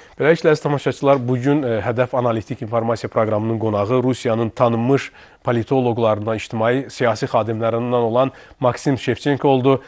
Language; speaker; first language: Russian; non-native, local second language; Azerbaijani